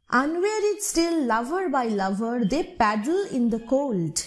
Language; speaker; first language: English; non-native, local second language; Bangla